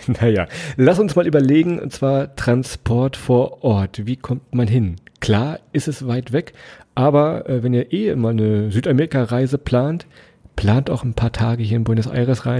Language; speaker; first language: German; native; German